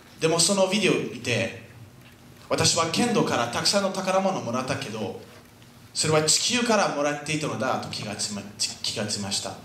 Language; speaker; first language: Japanese; non-native, fluent; French